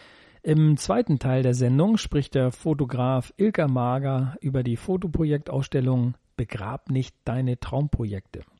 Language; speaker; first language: German; native; German